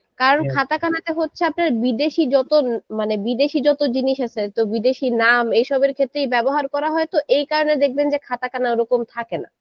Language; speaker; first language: Bangla; early bilingual, heritage; Japanese